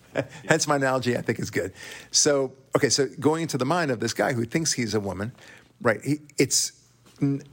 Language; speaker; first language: English; non-native, fluent; Hebrew